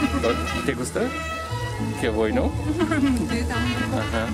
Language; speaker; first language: Spanish; non-native, learner; Amharic